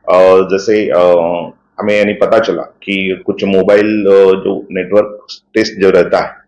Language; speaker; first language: Hindi; non-native, local second language; Marathi